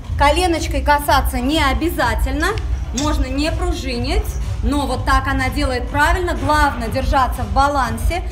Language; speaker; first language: Russian; early bilingual, heritage; Russian